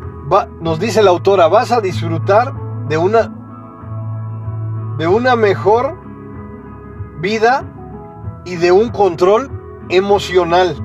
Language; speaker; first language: Spanish; native; Spanish